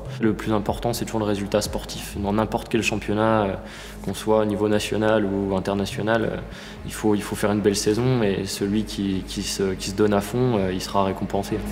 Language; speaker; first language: French; native; French